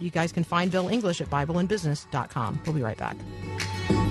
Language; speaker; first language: English; native; English